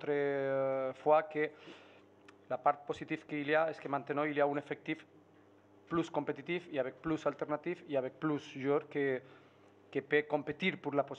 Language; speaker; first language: French; non-native, fluent; Spanish